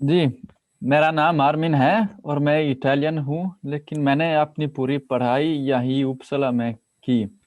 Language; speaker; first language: Hindi; non-native, fluent; Italian